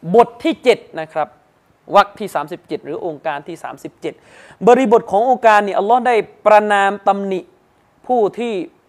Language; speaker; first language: Thai; non-native, local second language; Malay